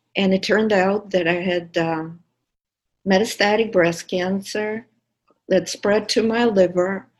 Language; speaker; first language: English; non-native, fluent; Russian